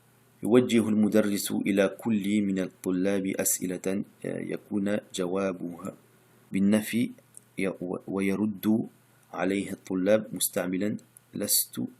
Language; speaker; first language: Arabic; non-native, fluent; French